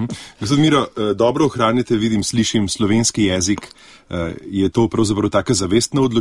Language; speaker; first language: Slovenian; native; Slovenian